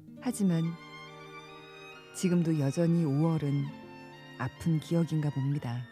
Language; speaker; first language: Korean; native; Korean